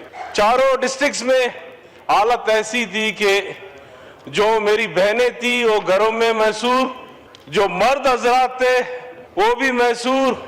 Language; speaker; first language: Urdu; non-native, local second language; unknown